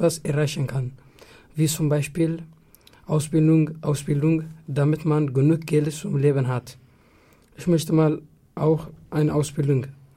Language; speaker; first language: German; non-native, learner; Tigrinya